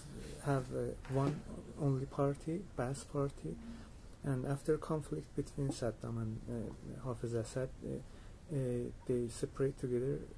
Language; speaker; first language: English; non-native, learner; Persian